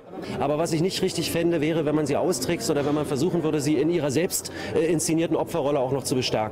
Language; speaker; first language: German; native; German